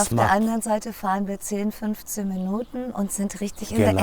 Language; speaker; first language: German; native; German